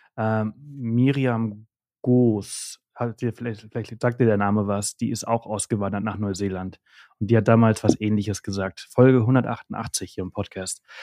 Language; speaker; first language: German; early bilingual, heritage; German